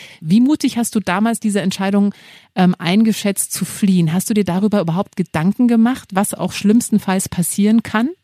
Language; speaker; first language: German; native; German